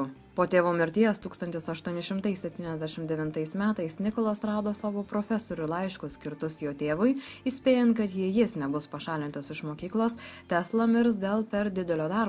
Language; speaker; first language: Lithuanian; native; Lithuanian